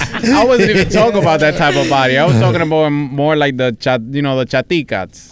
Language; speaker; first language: English; early bilingual, other home language; Spanish